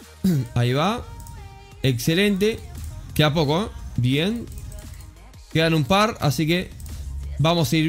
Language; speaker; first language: Spanish; native; Spanish